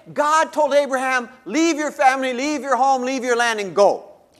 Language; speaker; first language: English; native; English